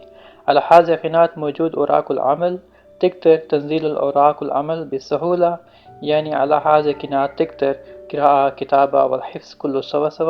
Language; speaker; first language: Arabic; non-native, learner; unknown